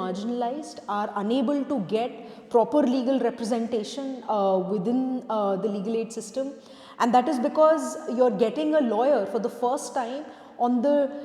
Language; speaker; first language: English; non-native, local second language; Hindi